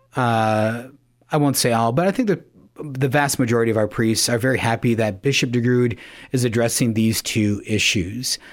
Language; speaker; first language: English; native; English